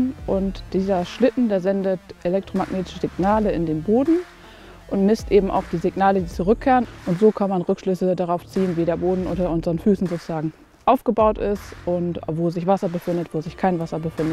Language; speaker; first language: German; native; German